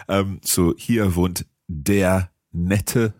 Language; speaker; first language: German; non-native, learner; English